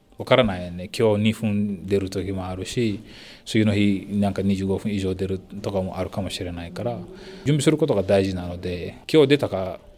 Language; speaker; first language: Japanese; non-native, fluent; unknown